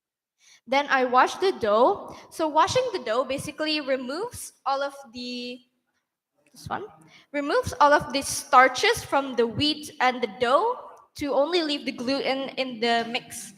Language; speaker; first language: English; non-native, fluent; Indonesian